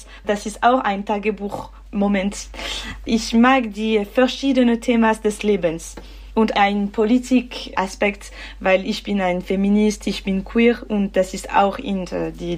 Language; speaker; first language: German; non-native, local second language; French